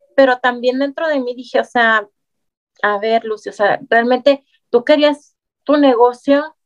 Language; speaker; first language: Spanish; native; Spanish